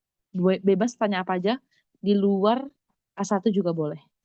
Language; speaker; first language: Indonesian; native; Indonesian